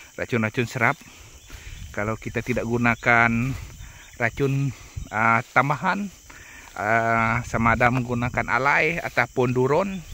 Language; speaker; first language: Malay; non-native, local second language; Iban